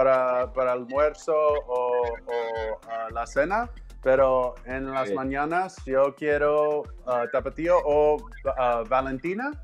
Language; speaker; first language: Spanish; non-native, learner; English